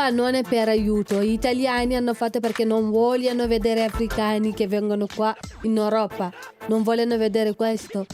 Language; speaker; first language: Italian; non-native, fluent; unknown